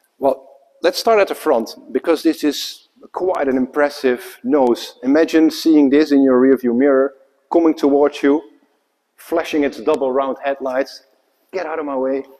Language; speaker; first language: English; non-native, fluent; Dutch